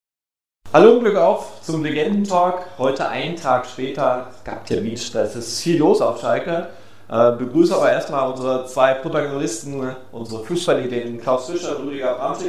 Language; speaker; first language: German; native; German